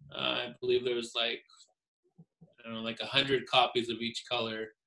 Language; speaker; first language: English; native; English